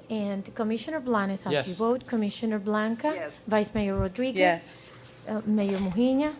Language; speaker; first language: English; non-native, fluent; Spanish